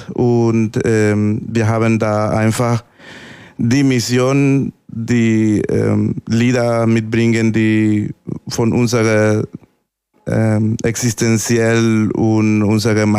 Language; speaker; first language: German; non-native, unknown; Spanish